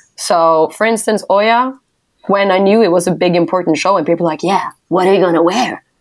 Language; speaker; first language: English; non-native, fluent; Norwegian